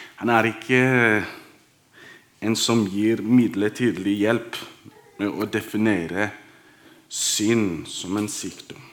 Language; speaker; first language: Norwegian; non-native, fluent; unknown